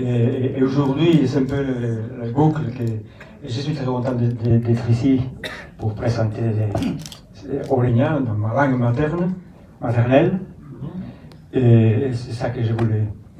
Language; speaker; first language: French; non-native, fluent; Basque